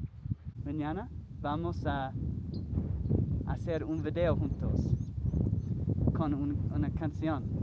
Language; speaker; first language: Spanish; non-native, learner; English